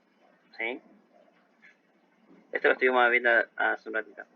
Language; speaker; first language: Spanish; native; Spanish